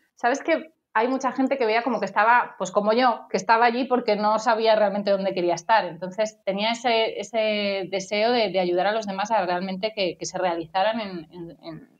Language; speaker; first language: Spanish; native; Spanish